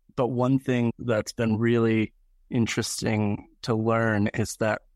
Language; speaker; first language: English; native; English